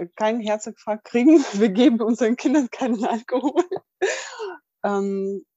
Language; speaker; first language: German; non-native, fluent; Russian